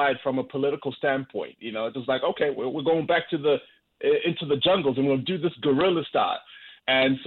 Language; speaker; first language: English; non-native, local second language; Shona